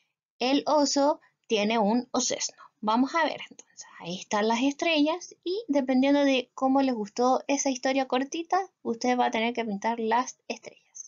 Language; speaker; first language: Spanish; native; Spanish